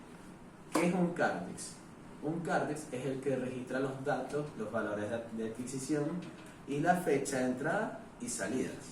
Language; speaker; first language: Spanish; native; Spanish